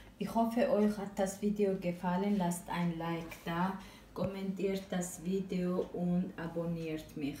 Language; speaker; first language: German; non-native, fluent; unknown